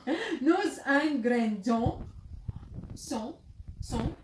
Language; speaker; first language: French; non-native, learner; Filipino